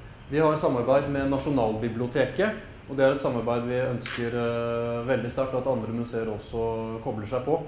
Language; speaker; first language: Norwegian; native; Norwegian